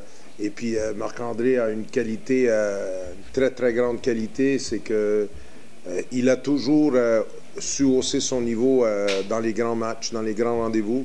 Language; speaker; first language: French; native; French